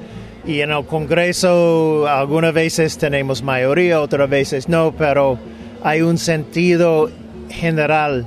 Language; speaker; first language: Spanish; non-native, fluent; English